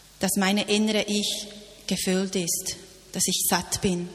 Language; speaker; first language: German; non-native, learner; Cantonese